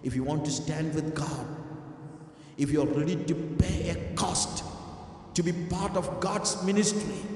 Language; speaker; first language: English; non-native, local second language; Malayalam